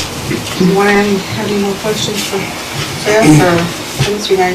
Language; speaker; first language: English; native; English